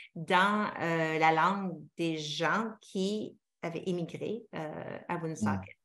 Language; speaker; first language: French; native; French